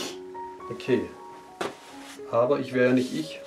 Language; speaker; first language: German; native; German